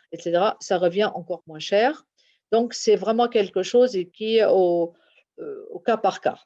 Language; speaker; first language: French; non-native, fluent; German